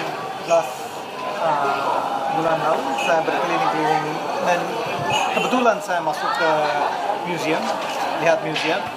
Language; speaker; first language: Indonesian; non-native, fluent; English